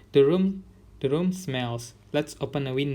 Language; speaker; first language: English; non-native, fluent; Indonesian